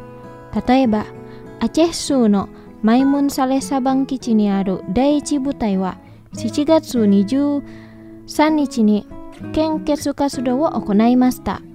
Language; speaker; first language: Japanese; non-native, fluent; Indonesian